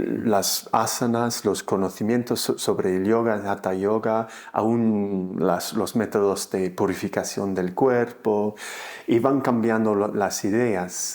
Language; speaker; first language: Spanish; non-native, fluent; English